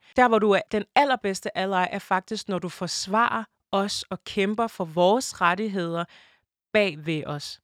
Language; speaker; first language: Danish; early bilingual, other home language; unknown